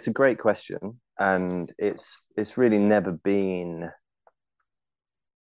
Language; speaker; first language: English; native; English